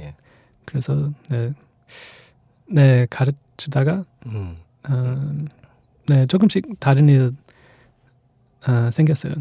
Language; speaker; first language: Korean; non-native, fluent; English